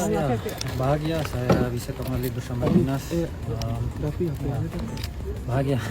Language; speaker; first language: Indonesian; non-native, fluent; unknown